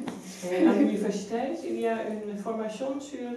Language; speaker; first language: French; non-native, learner; Dutch